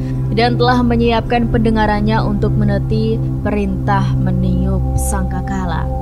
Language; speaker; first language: Indonesian; native; Indonesian